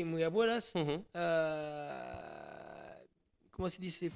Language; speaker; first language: Spanish; non-native, learner; French